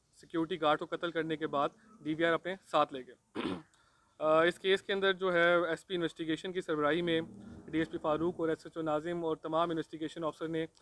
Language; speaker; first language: Urdu; non-native, local second language; Pashto